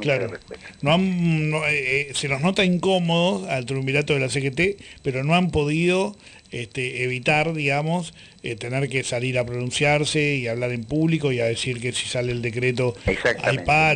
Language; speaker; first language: Spanish; native; Spanish